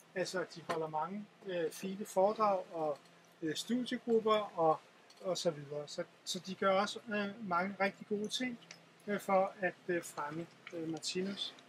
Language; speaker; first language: Danish; native; Danish